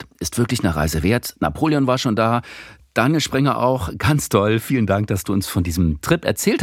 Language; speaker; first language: German; native; German